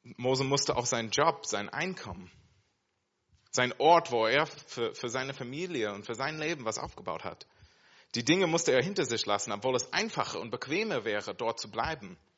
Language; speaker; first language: German; non-native, fluent; English